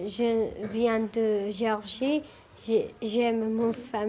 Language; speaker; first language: French; non-native, learner; Georgian